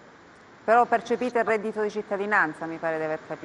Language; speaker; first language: Italian; native; Italian